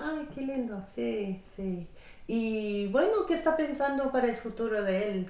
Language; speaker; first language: Spanish; non-native, fluent; English